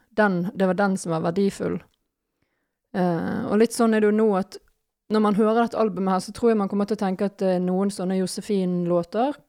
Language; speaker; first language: Norwegian; native; Norwegian